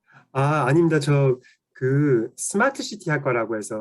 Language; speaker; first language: Korean; native; Korean